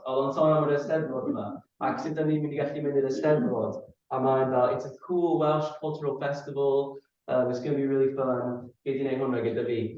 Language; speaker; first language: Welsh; non-native, fluent; English